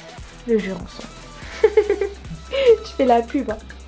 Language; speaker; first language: French; native; French